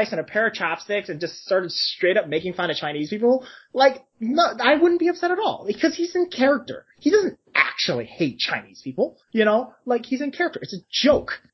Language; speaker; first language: English; native; English